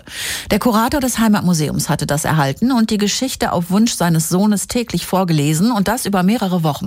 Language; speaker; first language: German; native; German